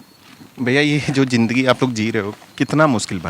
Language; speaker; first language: Hindi; native; Hindi